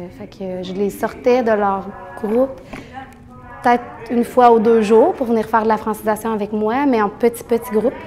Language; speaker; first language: French; native; French